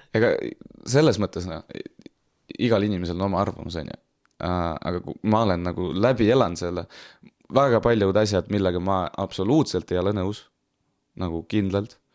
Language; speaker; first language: Estonian; non-native, local second language; Russian